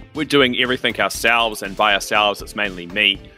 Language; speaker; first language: English; native; English